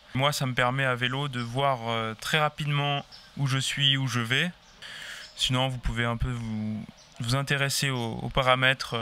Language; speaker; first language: French; native; French